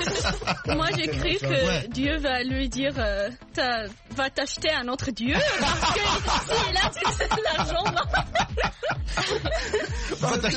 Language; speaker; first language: French; non-native, learner; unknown